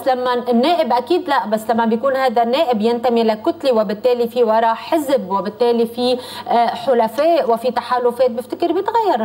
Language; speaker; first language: Arabic; native; Arabic